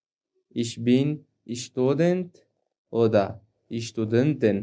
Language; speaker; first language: German; non-native, fluent; Pashto